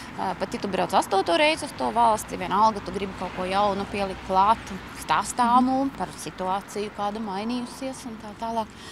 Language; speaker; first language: Latvian; native; Latvian